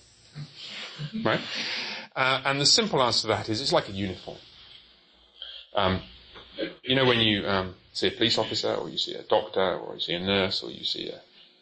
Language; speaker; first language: English; native; English